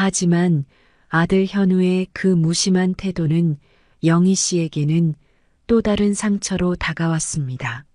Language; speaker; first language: Korean; native; Korean